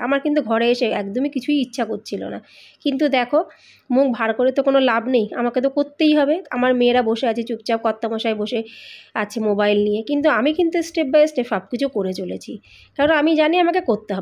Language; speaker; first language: Bangla; native; Bangla